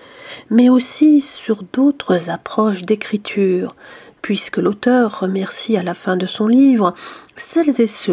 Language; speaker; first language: French; native; French